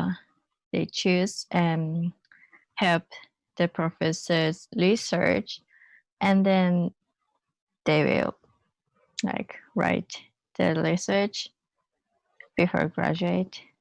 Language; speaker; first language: English; non-native, learner; Japanese